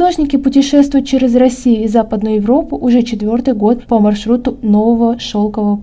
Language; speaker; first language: Russian; native; Russian